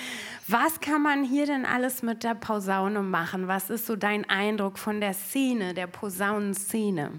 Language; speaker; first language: German; native; German